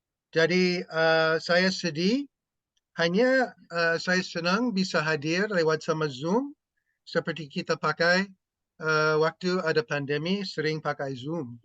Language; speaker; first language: Indonesian; non-native, fluent; English